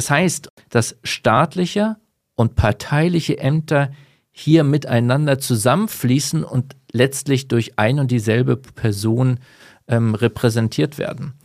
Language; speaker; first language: German; native; German